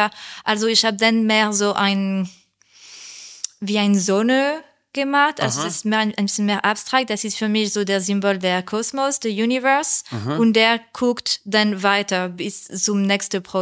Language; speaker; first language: German; non-native, learner; French